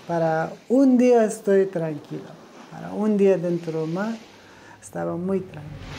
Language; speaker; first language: Spanish; non-native, learner; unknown